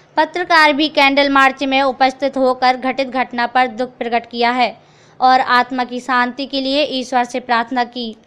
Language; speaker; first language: Hindi; native; Hindi